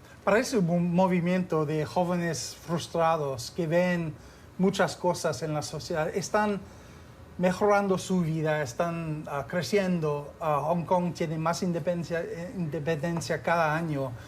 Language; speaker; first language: Spanish; non-native, fluent; English